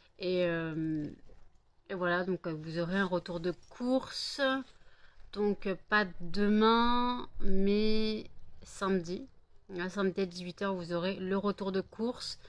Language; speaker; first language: French; native; French